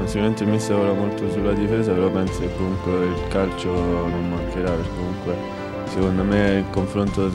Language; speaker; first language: Italian; native; Italian